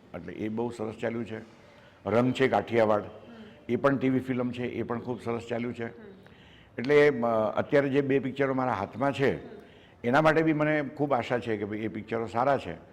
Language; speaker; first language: Gujarati; native; Gujarati